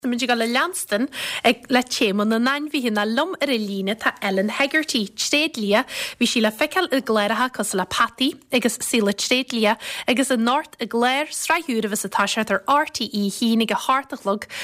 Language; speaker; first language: Irish; native; Irish